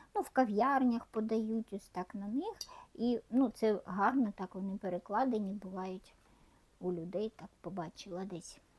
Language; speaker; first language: Ukrainian; non-native, local second language; Russian